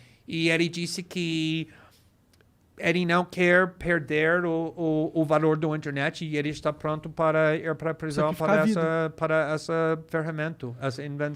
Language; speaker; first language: Portuguese; non-native, fluent; English